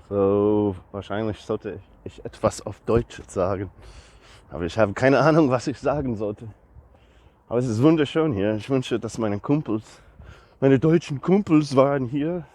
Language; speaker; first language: German; non-native, learner; English